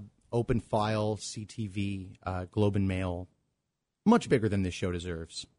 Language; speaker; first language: English; native; English